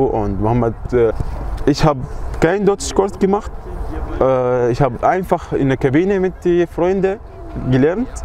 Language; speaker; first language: German; non-native, learner; Arabic